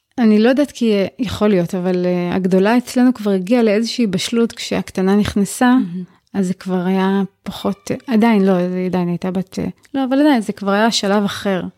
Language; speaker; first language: Hebrew; native; Hebrew